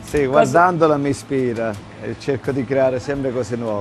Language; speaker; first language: Italian; native; Italian